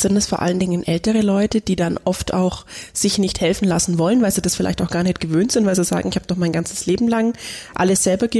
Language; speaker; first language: German; native; German